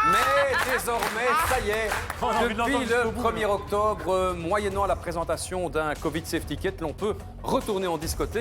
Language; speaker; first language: French; native; French